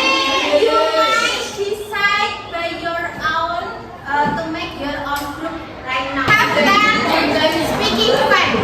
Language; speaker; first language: English; non-native, fluent; Indonesian